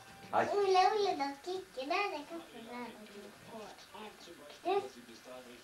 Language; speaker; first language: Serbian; early bilingual, heritage; Serbian